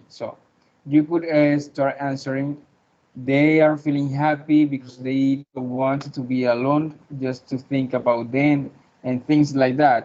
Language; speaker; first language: English; non-native, fluent; Spanish